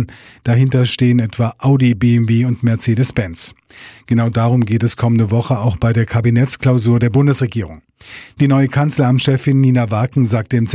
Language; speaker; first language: German; native; German